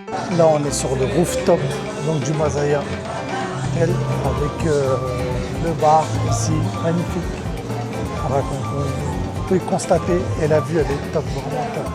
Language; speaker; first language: French; native; French